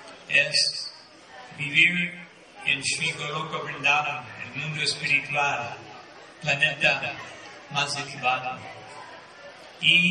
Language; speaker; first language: Spanish; non-native, fluent; Portuguese